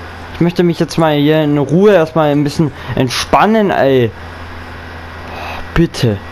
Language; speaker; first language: German; native; German